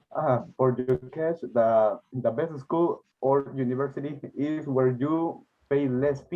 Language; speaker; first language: English; non-native, learner; Spanish